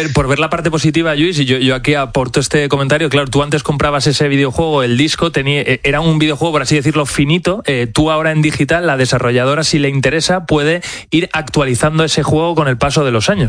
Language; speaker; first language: Spanish; native; Spanish